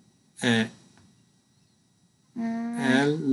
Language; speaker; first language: French; non-native, learner; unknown